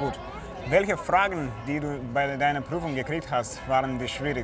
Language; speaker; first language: German; non-native, fluent; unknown